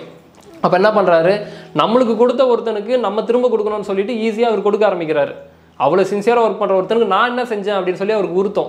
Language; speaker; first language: Tamil; native; Tamil